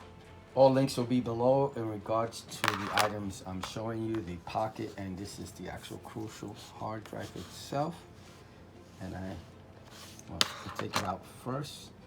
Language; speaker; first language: English; native; English